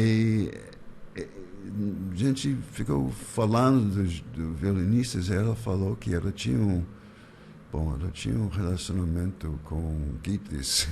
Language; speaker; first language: Portuguese; non-native, fluent; English